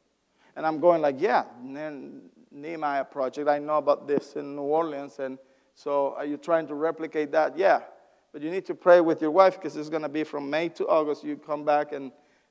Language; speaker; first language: English; non-native, fluent; Spanish